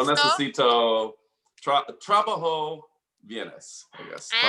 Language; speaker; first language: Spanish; non-native, learner; English